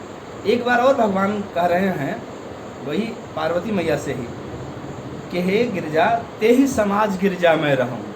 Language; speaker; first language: Hindi; native; Hindi